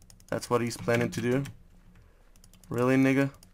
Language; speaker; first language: English; non-native, fluent; French